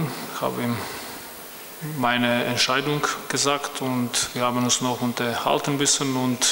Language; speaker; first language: German; non-native, fluent; Croatian